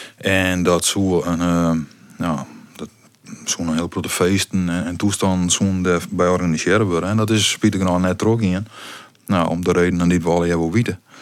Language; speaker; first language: Dutch; native; Dutch